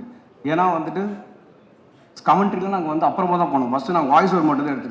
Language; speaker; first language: Tamil; native; Tamil